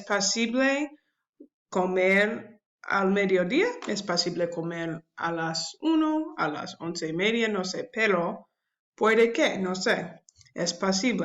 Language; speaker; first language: Spanish; non-native, learner; English